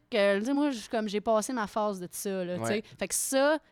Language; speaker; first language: French; native; French